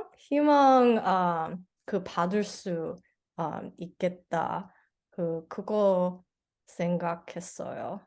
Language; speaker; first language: Korean; non-native, learner; English